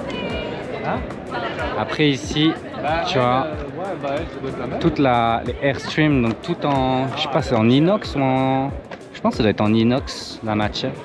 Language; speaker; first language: French; native; French